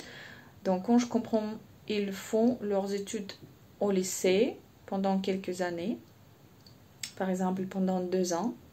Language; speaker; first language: French; non-native, fluent; Russian